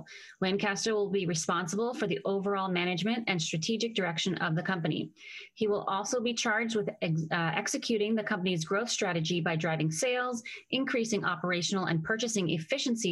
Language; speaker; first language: English; native; English